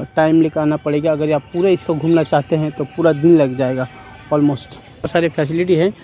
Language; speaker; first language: Hindi; non-native, local second language; Bangla